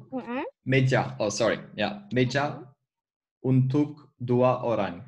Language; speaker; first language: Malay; non-native, learner; French